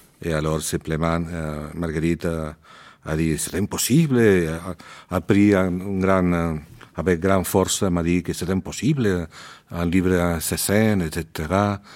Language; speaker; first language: French; non-native, learner; Spanish